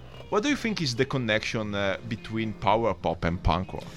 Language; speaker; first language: English; non-native, fluent; Italian